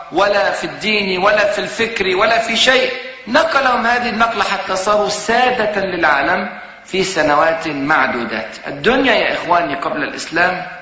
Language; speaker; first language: Arabic; native; Arabic